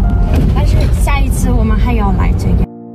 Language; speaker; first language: Chinese; non-native, fluent; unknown